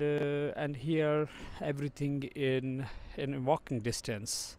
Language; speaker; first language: English; non-native, fluent; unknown